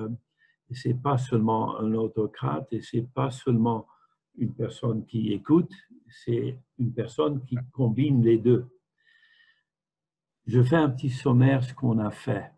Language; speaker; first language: French; non-native, fluent; Dutch